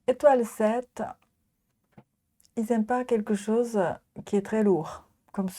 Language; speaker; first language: French; non-native, fluent; Japanese